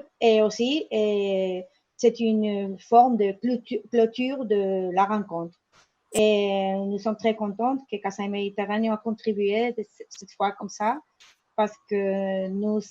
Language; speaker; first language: French; non-native, learner; Spanish